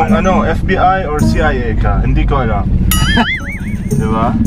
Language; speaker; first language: Filipino; non-native, learner; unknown